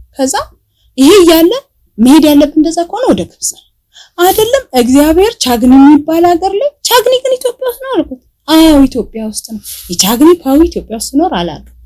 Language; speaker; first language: Amharic; native; Amharic